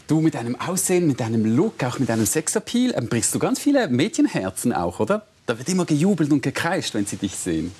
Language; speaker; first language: German; native; German